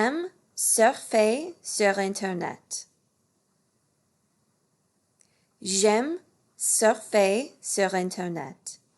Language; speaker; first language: French; non-native, fluent; English